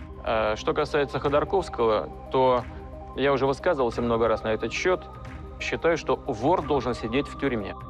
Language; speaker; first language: Russian; native; Russian